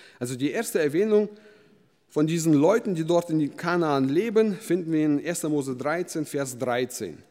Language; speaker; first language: German; early bilingual, other home language; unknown